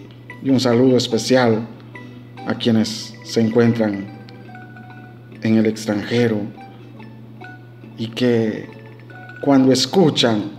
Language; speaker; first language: Spanish; native; Spanish